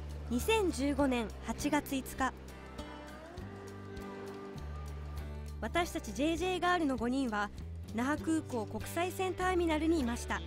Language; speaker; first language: Japanese; native; Japanese